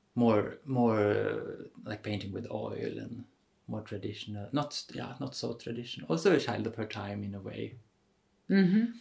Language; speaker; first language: English; non-native, fluent; Swedish